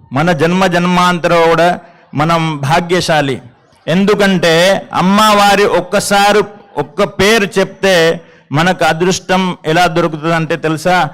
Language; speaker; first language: Telugu; non-native, local second language; Hindi